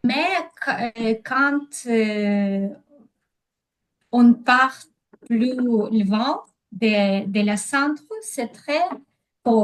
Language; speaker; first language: French; non-native, learner; Ukrainian